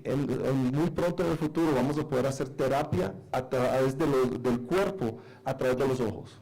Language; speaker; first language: Spanish; native; Spanish